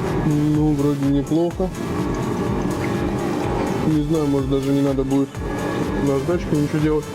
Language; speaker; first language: Russian; native; Russian